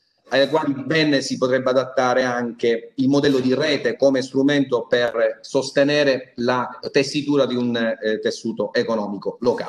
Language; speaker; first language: Italian; native; Italian